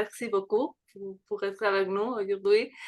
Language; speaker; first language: French; non-native, fluent; Spanish